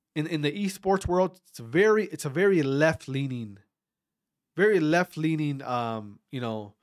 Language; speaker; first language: English; native; English